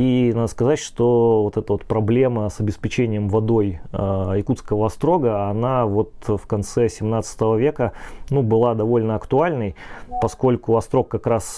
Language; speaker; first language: Russian; native; Russian